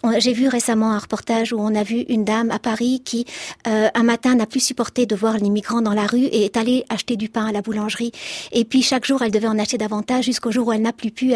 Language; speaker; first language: French; early bilingual, other home language; Arabic